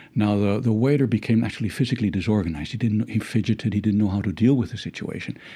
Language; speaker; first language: English; early bilingual, other home language; Spanish